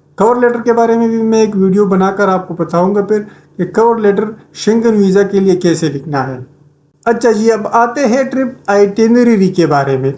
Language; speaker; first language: Urdu; native; Urdu